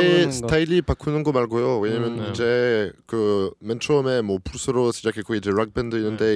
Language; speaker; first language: Korean; non-native, learner; French